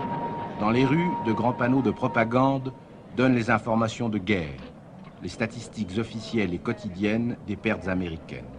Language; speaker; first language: French; native; French